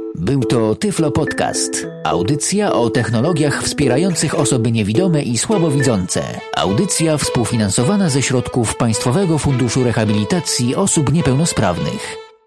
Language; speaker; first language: Polish; native; Polish